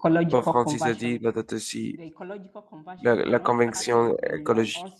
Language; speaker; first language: French; non-native, learner; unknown